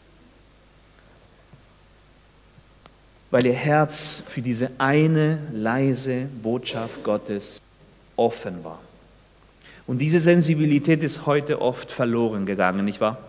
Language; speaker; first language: German; non-native, fluent; Spanish